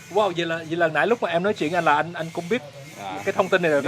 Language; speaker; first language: Vietnamese; early bilingual, heritage; Vietnamese